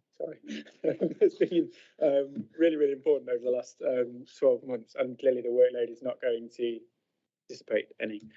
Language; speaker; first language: English; native; English